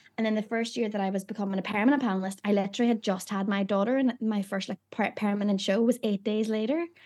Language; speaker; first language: English; native; English